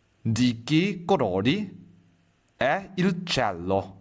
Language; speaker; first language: Italian; non-native, fluent; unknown